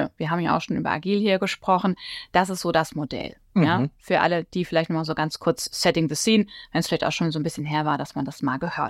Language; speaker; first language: German; native; German